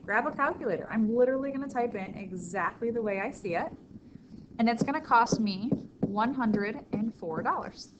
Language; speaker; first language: English; native; English